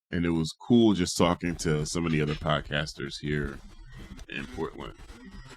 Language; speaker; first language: English; native; English